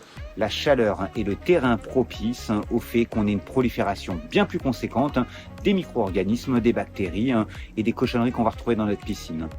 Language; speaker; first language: French; native; French